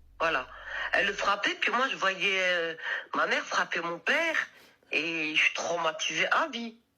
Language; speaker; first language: French; early bilingual, other home language; Arabic